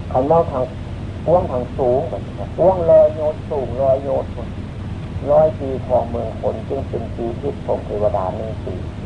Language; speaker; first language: Thai; native; Thai